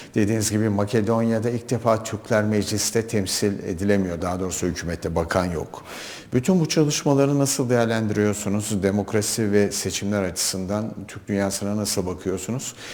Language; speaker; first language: Turkish; native; Turkish